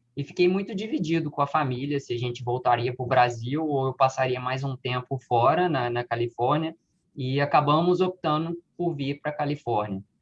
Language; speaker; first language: Portuguese; native; Portuguese